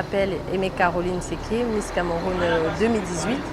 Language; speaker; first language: French; native; French